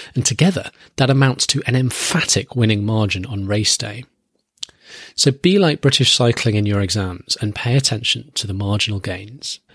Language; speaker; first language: English; native; English